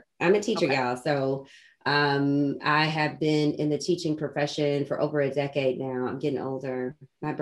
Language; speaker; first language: English; native; English